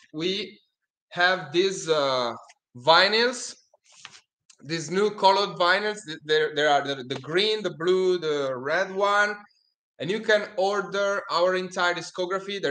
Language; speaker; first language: English; non-native, fluent; Italian